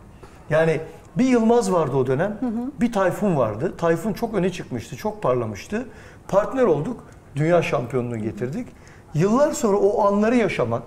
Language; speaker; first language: Turkish; native; Turkish